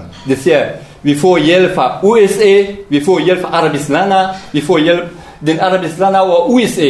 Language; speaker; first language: Danish; non-native, learner; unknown